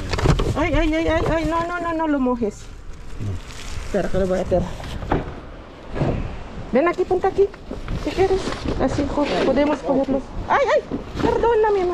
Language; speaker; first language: Spanish; non-native, learner; Filipino